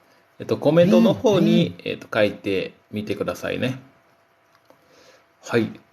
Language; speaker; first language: Japanese; non-native, fluent; Indonesian